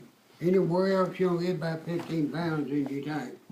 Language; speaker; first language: English; native; English